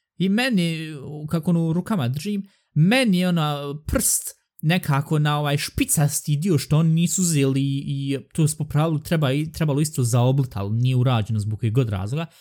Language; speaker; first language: Bosnian; early bilingual, heritage; Bosnian